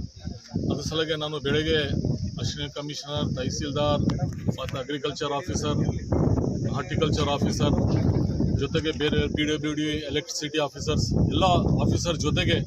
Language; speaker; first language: Kannada; non-native, local second language; Urdu